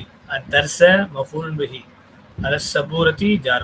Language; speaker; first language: Arabic; non-native, fluent; Tamil